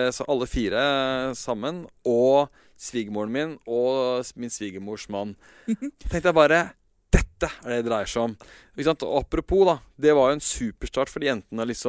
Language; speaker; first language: Norwegian; native; Norwegian